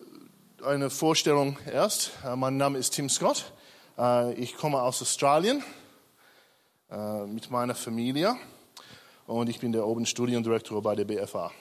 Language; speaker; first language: German; non-native, learner; English